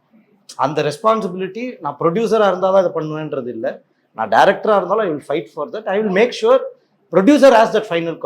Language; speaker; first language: Tamil; native; Tamil